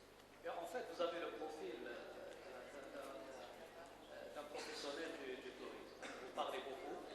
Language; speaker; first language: French; non-native, local second language; Arabic